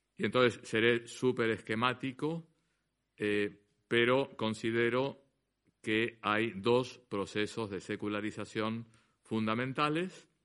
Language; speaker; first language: Spanish; native; Spanish